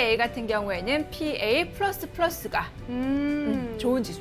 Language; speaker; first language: Korean; native; Korean